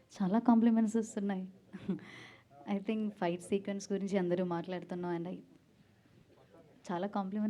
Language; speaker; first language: Telugu; non-native, learner; Malayalam